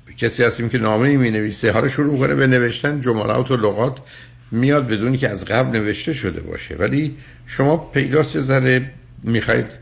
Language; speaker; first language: Persian; native; Persian